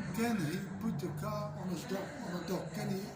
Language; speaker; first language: English; non-native, learner; Dutch